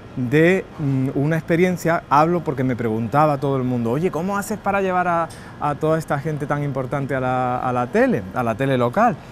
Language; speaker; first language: Spanish; native; Spanish